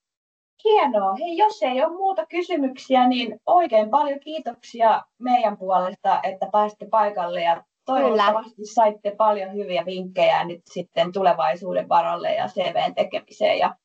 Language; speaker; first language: Finnish; native; Finnish